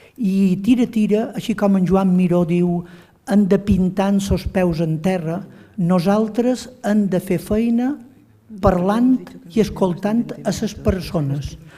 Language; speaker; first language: Catalan; native; Catalan